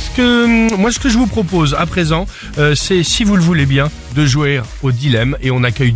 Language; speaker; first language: French; native; French